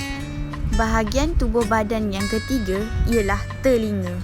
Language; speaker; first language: Malay; native; Malay